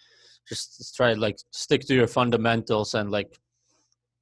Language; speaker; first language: English; non-native, fluent; Latvian